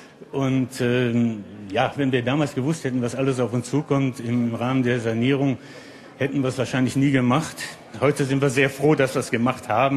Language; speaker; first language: German; native; German